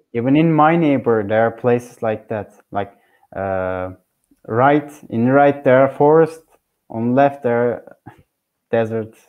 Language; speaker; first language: English; non-native, learner; Turkish